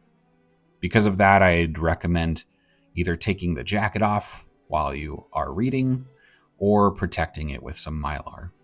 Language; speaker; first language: English; native; English